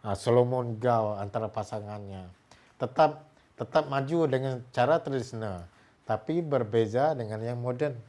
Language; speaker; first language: Malay; non-native, local second language; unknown